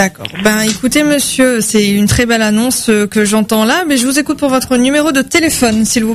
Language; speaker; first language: French; native; French